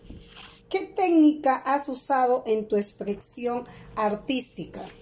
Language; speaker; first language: Spanish; native; Spanish